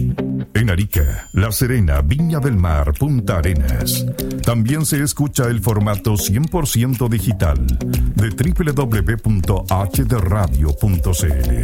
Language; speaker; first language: Spanish; native; Spanish